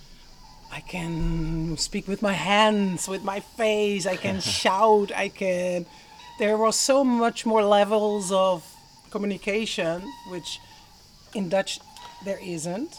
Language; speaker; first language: English; non-native, fluent; Dutch